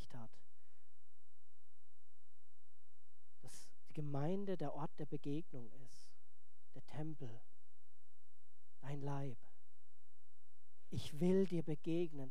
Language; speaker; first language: German; native; German